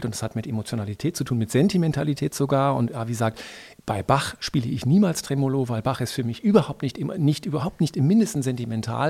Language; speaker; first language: German; native; German